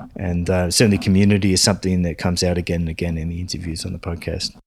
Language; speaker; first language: English; native; English